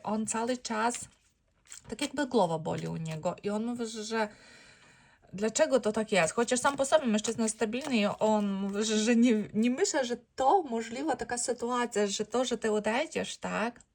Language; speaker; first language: Polish; non-native, learner; Ukrainian